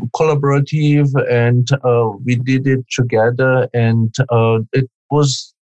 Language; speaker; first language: English; non-native, fluent; Portuguese